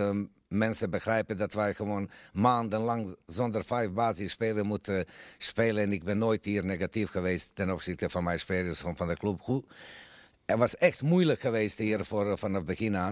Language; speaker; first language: Dutch; non-native, fluent; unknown